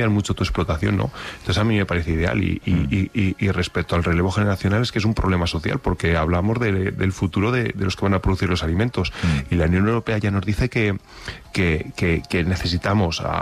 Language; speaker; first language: Spanish; native; Spanish